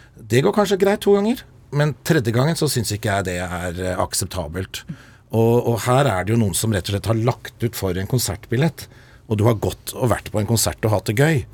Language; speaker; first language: Norwegian; native; Norwegian